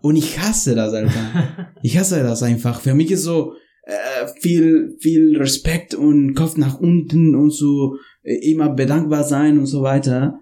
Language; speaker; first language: German; non-native, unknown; Spanish